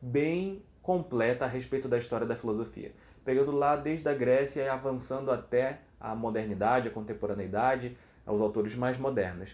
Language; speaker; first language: Portuguese; native; Portuguese